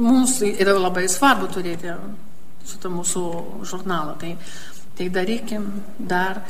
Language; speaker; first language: Lithuanian; early bilingual, heritage; Lithuanian